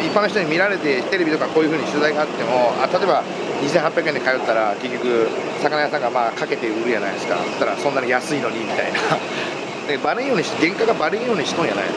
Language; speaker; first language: Japanese; native; Japanese